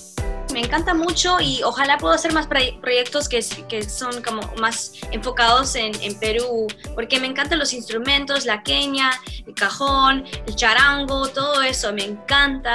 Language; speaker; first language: Spanish; early bilingual, heritage; Spanish